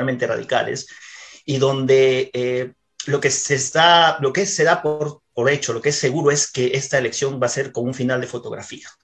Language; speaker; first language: Spanish; native; Spanish